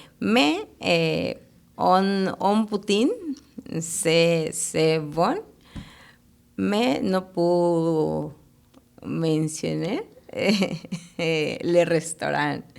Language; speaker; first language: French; non-native, learner; Spanish